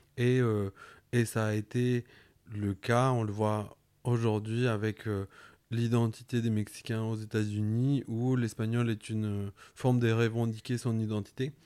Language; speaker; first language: French; non-native, fluent; Spanish